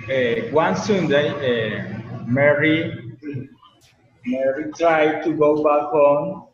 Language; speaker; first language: English; non-native, learner; Spanish